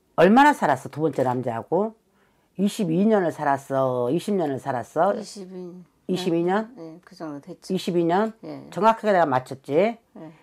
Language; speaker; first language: Korean; native; Korean